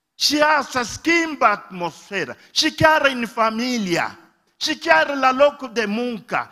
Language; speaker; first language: Romanian; non-native, fluent; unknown